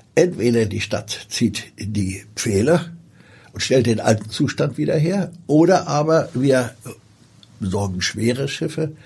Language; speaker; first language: German; early bilingual, other home language; Polish